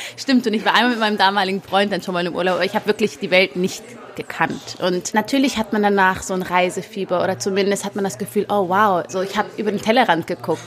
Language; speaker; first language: German; early bilingual, other home language; Amharic